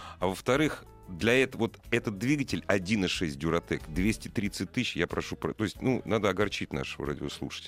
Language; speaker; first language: Russian; native; Russian